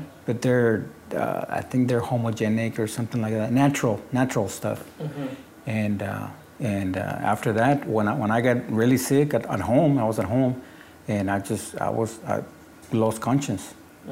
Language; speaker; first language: English; non-native, fluent; Spanish